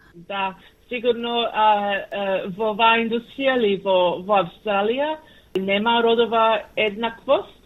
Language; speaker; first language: Macedonian; early bilingual, heritage; Macedonian